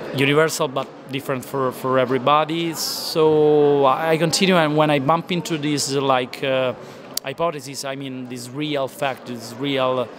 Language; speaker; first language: English; non-native, fluent; Italian